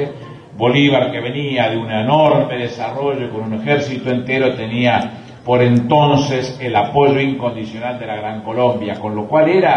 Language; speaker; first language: Spanish; native; Spanish